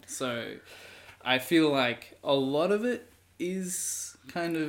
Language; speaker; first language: English; native; English